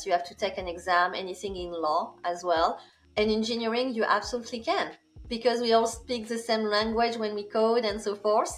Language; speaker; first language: English; non-native, fluent; French